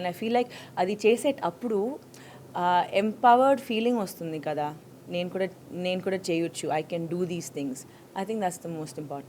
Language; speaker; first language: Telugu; non-native, fluent; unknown